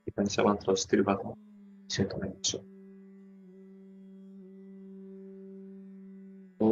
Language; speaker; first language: Japanese; non-native, fluent; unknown